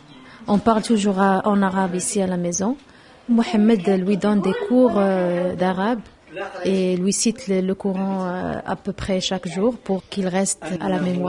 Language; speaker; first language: French; non-native, local second language; Arabic